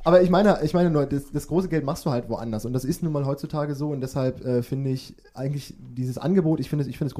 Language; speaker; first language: German; native; German